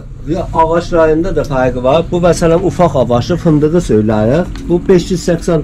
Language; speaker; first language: Turkish; non-native, learner; Azerbaijani